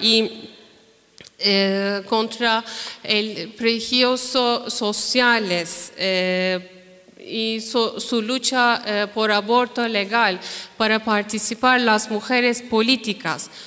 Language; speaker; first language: Spanish; non-native, fluent; Turkish